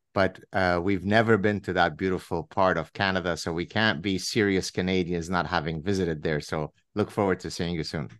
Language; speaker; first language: English; early bilingual, other home language; Arabic